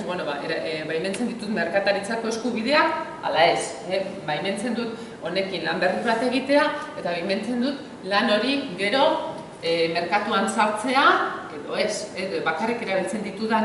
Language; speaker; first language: Basque; native; Basque